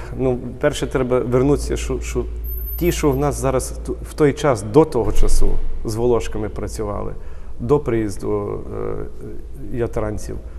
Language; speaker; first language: Ukrainian; early bilingual, heritage; Ukrainian